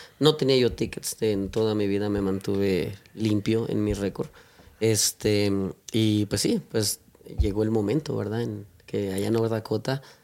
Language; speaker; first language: Spanish; native; Spanish